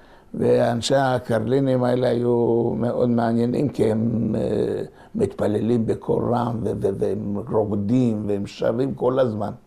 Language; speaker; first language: Hebrew; non-native, local second language; Ladino